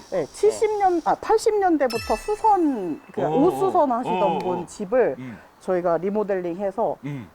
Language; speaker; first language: Korean; native; Korean